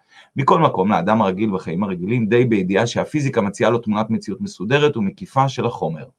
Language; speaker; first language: Hebrew; native; Hebrew